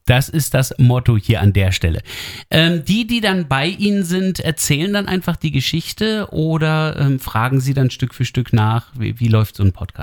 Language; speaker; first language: German; native; German